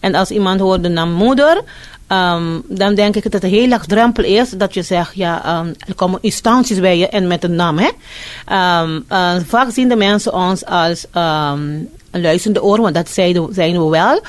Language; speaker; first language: Dutch; non-native, fluent; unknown